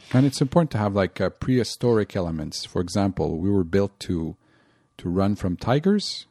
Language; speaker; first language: English; non-native, local second language; French